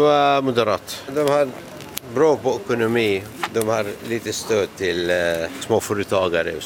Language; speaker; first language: Swedish; non-native, learner; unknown